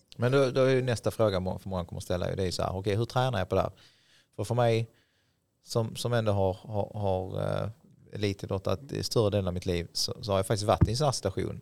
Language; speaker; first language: Swedish; native; Swedish